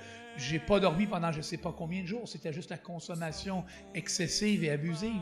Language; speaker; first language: French; native; French